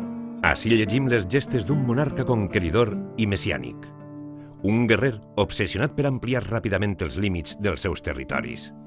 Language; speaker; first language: Catalan; native; Catalan